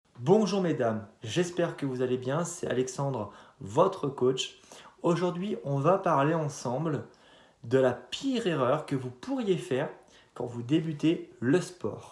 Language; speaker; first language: French; native; French